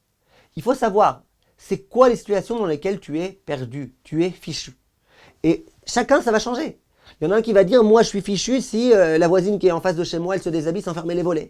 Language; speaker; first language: French; native; French